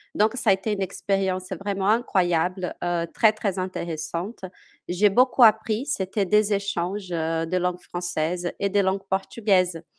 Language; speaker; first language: French; non-native, fluent; Portuguese